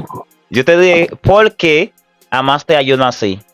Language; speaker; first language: Spanish; non-native, fluent; Haitian Creole